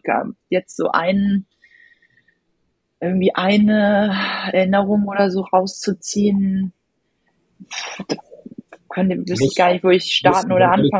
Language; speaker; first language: German; native; German